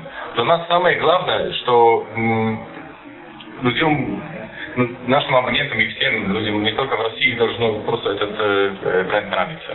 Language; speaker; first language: Russian; non-native, fluent; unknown